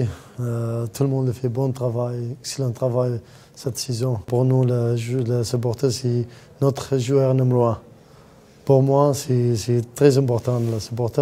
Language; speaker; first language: French; non-native, learner; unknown